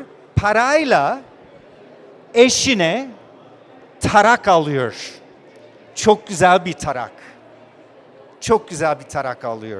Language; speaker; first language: Turkish; non-native, learner; English